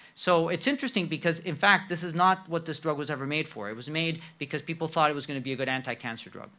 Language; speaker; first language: English; non-native, fluent; Spanish